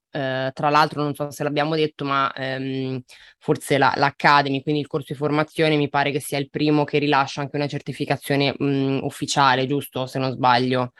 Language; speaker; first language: Italian; native; Italian